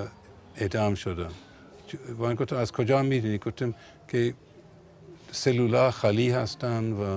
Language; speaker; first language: Persian; non-native, fluent; English